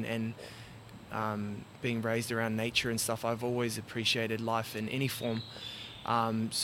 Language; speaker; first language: English; native; English